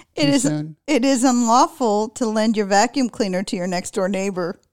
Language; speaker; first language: English; native; English